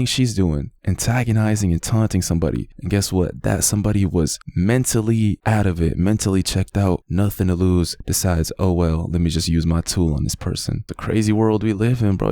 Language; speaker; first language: English; native; English